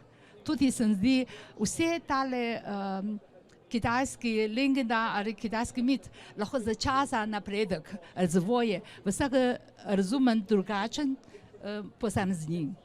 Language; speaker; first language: Slovenian; non-native, learner; Chinese